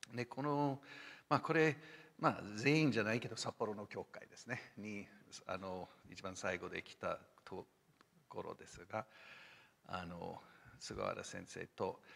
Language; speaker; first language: Japanese; non-native, fluent; English